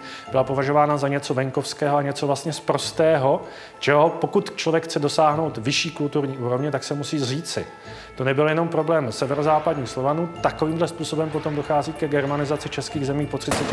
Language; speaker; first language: Czech; native; Czech